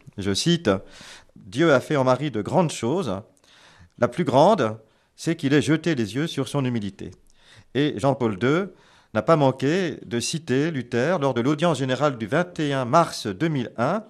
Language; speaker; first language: French; native; French